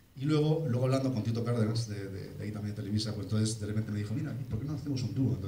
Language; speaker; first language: Spanish; early bilingual, heritage; Spanish